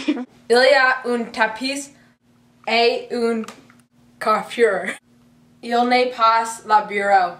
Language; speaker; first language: French; non-native, learner; English